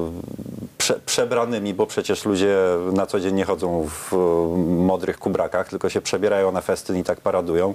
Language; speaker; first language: Polish; native; Polish